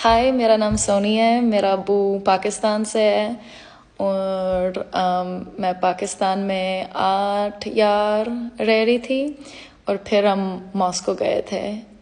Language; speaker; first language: Hindi; early bilingual, heritage; English